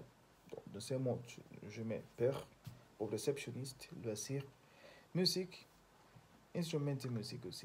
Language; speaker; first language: French; non-native, learner; Spanish